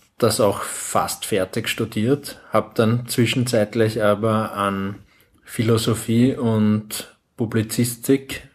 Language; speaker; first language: German; native; German